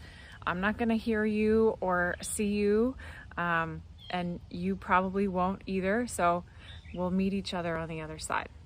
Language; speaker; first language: English; native; English